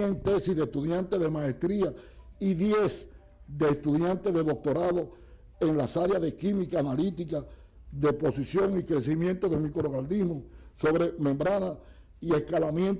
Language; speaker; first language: Spanish; native; Spanish